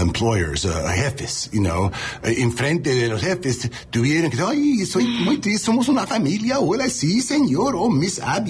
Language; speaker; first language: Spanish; non-native, learner; English